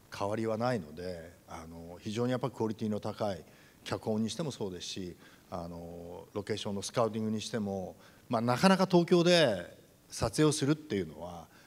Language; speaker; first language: Japanese; native; Japanese